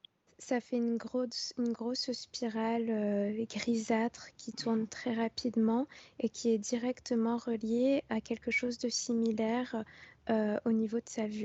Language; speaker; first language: French; native; French